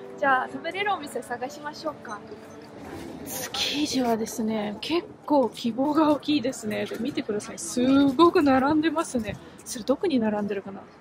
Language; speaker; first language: Japanese; non-native, fluent; Russian